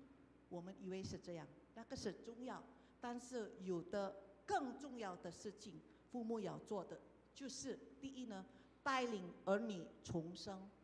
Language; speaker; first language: Chinese; non-native, fluent; Indonesian